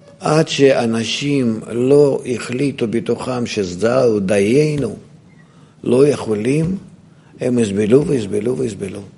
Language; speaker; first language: Hebrew; non-native, fluent; Russian